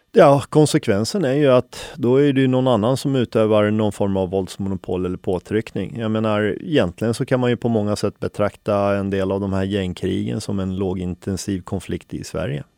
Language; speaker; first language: Swedish; early bilingual, other home language; Finnish